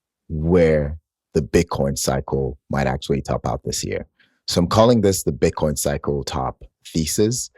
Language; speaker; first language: English; native; English